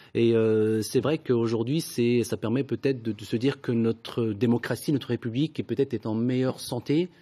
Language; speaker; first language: French; native; French